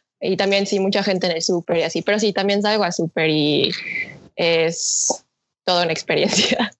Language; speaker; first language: Spanish; early bilingual, other home language; Korean